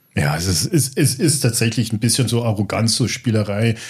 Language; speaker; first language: German; early bilingual, other home language; English